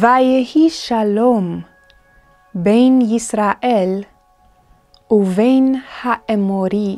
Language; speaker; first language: Hebrew; non-native, fluent; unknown